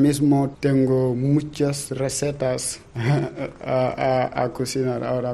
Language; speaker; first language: Spanish; non-native, learner; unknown